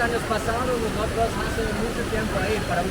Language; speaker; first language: Spanish; non-native, learner; German